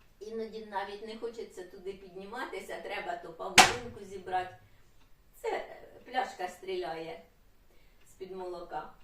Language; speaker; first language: Ukrainian; native; Ukrainian